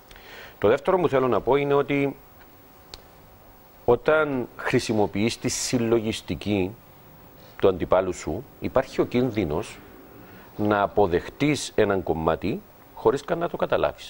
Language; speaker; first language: Greek; native; Greek